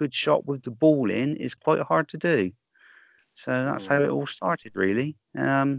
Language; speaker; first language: English; native; English